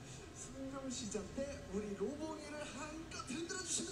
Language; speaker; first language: Korean; native; Korean